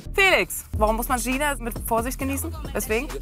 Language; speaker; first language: German; native; German